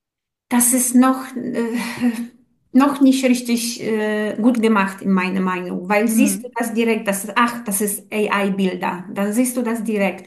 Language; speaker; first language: German; non-native, learner; Polish